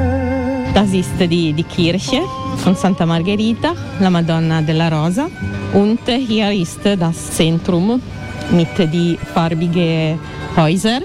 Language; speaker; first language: German; non-native, learner; Italian